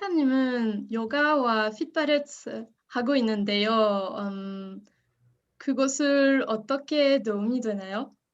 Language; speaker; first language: Korean; non-native, learner; French